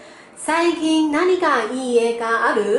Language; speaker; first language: Japanese; non-native, learner; Korean